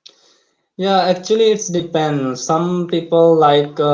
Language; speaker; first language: English; non-native, learner; Urdu